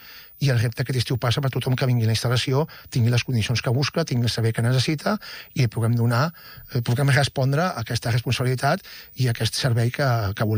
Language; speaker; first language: Catalan; native; Catalan